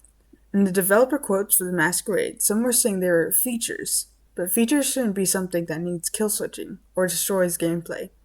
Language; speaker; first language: English; native; English